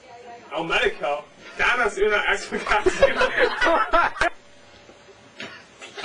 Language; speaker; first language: Spanish; non-native, learner; English